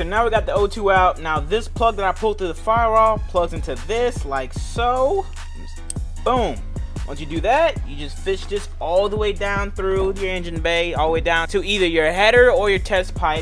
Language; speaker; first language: English; native; English